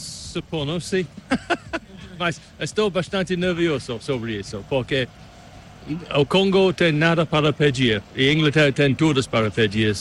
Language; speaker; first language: Portuguese; non-native, learner; English